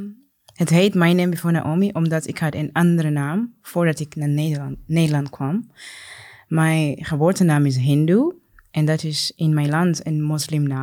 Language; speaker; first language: Dutch; non-native, learner; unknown